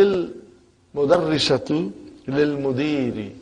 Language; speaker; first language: Arabic; non-native, fluent; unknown